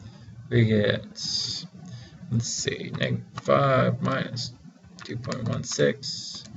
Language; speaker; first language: English; native; English